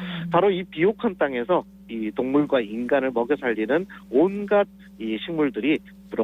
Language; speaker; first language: Korean; native; Korean